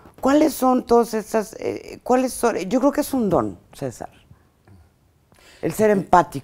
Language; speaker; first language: Spanish; native; Spanish